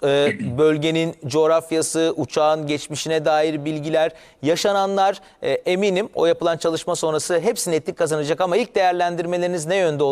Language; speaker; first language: Turkish; native; Turkish